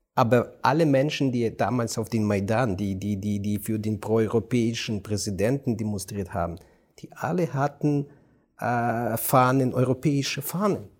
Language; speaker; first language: German; non-native, fluent; Ukrainian